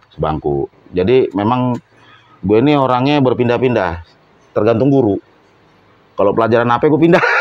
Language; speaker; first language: Indonesian; native; Indonesian